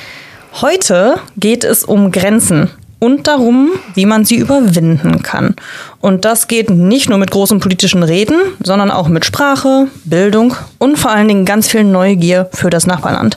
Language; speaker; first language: German; native; German